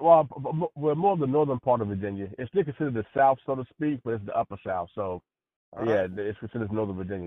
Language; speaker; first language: English; native; English